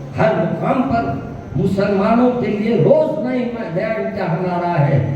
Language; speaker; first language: Urdu; native; Urdu